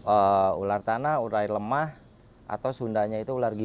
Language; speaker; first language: Indonesian; native; Indonesian